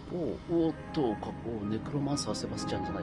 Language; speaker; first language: Japanese; native; Japanese